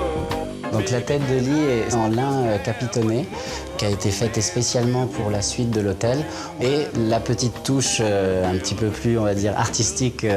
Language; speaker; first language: French; native; French